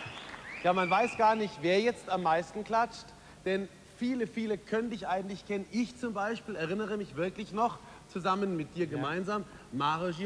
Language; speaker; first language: German; native; German